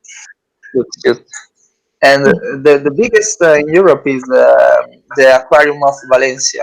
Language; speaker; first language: English; non-native, learner; Italian